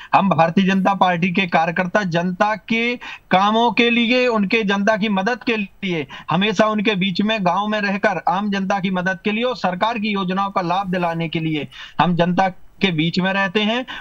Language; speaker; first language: Hindi; native; Hindi